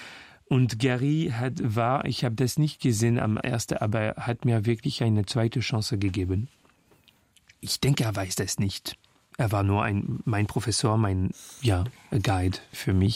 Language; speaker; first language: German; non-native, fluent; French